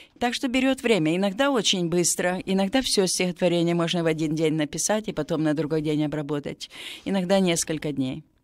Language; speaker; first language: Russian; native; Russian